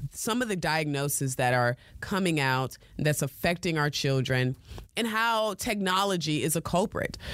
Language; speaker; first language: English; native; English